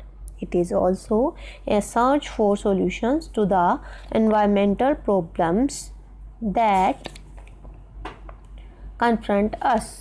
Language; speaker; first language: English; non-native, local second language; Hindi